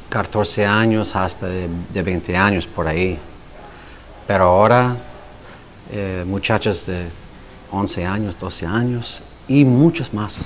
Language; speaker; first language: Spanish; non-native, learner; English